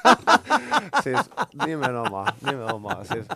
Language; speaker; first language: Finnish; native; Finnish